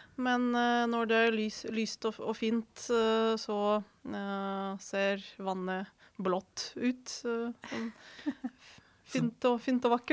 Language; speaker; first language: Norwegian; non-native, fluent; Ukrainian